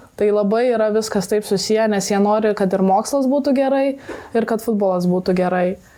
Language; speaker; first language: Lithuanian; native; Lithuanian